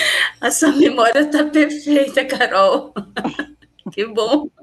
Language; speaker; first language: Portuguese; native; Portuguese